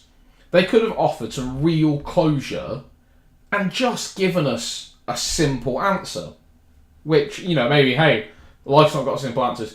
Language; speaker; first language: English; native; English